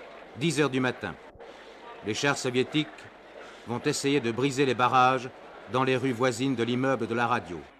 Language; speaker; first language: French; native; French